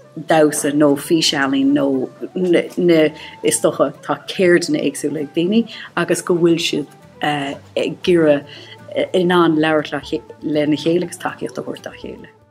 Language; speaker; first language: Irish; native; Irish